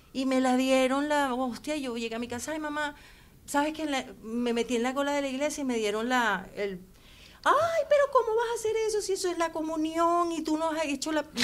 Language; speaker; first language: Spanish; native; Spanish